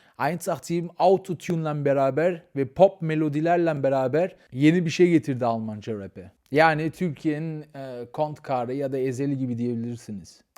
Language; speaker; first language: Turkish; early bilingual, heritage; Turkish